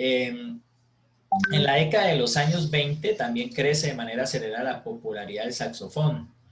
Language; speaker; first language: Spanish; native; Spanish